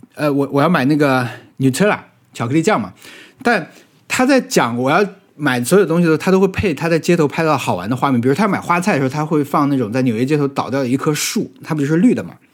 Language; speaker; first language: Chinese; native; Chinese